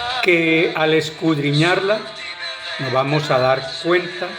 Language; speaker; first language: Spanish; native; Spanish